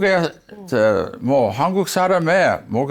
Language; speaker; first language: Korean; non-native, fluent; English